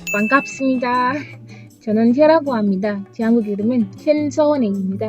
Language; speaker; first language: Korean; non-native, learner; Yoruba